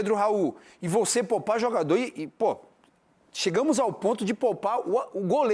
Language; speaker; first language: Portuguese; native; Portuguese